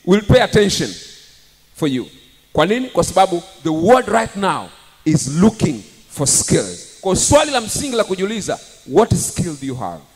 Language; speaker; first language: English; non-native, local second language; Swahili